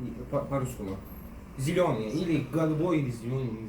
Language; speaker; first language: Russian; early bilingual, heritage; Russian